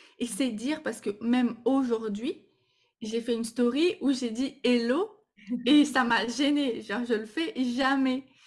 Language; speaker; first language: French; non-native, fluent; Portuguese